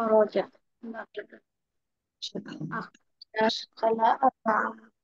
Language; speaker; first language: Arabic; non-native, learner; Bangla